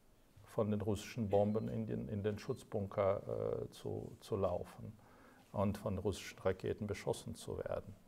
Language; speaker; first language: German; non-native, fluent; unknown